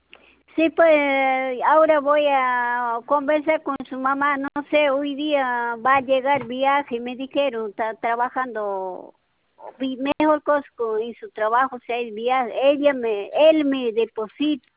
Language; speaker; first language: Spanish; non-native, local second language; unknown